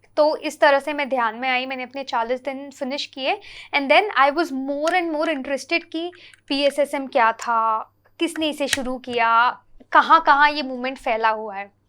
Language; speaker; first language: Hindi; non-native, local second language; Telugu